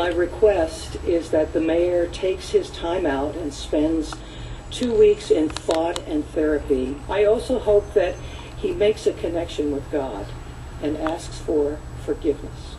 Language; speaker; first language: English; native; English